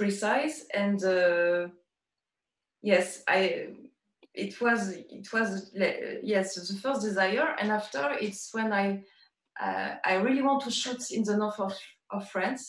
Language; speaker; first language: English; non-native, learner; French